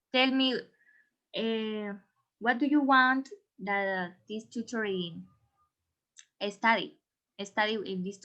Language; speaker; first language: English; non-native, learner; Spanish